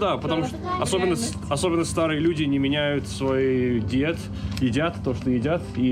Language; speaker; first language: Russian; early bilingual, heritage; English